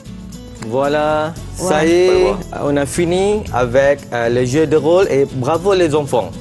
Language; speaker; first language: French; non-native, fluent; Malay